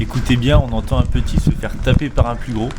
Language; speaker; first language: French; native; French